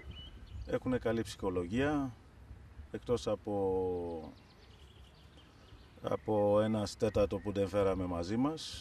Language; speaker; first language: Greek; non-native, learner; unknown